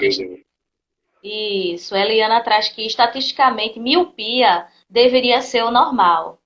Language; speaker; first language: Portuguese; native; Portuguese